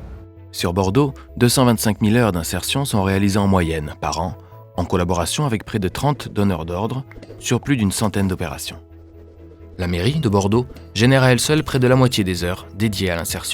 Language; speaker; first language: French; native; French